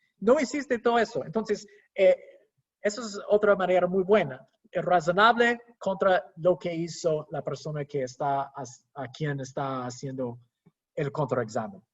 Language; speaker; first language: Spanish; non-native, fluent; English